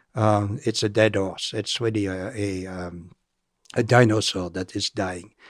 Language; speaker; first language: English; non-native, fluent; French